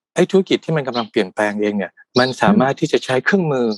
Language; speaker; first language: Thai; native; Thai